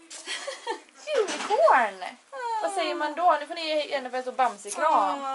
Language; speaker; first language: Swedish; native; Swedish